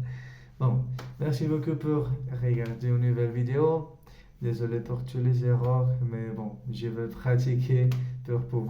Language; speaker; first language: French; non-native, learner; Spanish